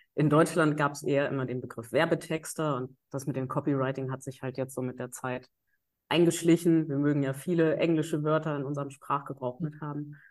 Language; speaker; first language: German; native; German